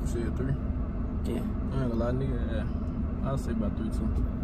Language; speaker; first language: English; native; English